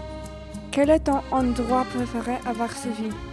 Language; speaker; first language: French; non-native, learner; Polish